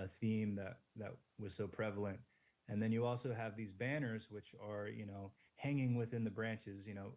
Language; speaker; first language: English; native; English